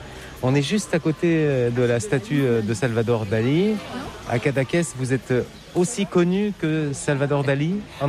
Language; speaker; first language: French; native; French